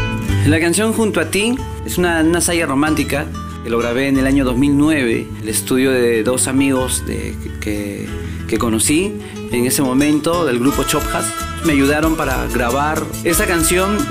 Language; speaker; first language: Spanish; native; Spanish